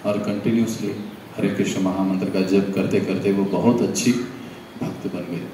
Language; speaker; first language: Hindi; non-native, local second language; Marathi